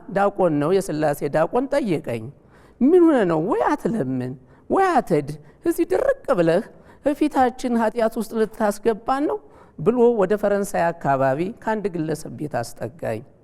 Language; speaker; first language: Amharic; native; Amharic